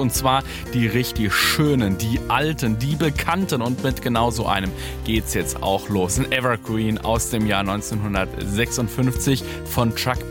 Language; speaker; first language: German; native; German